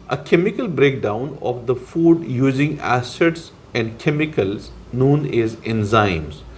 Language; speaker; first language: English; non-native, local second language; Urdu